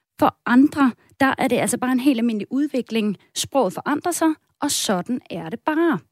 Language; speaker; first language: Danish; native; Danish